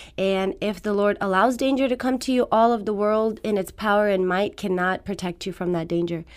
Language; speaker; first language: English; non-native, fluent; Persian